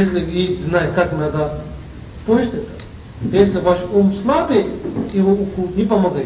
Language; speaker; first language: Russian; non-native, learner; Tibetan